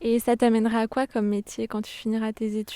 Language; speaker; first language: French; native; French